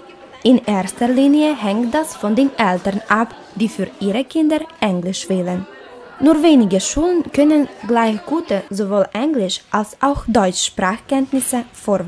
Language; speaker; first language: German; non-native, fluent; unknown